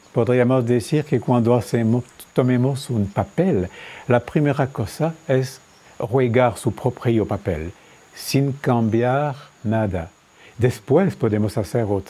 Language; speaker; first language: Spanish; non-native, fluent; French